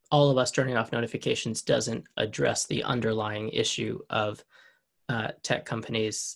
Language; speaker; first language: English; native; English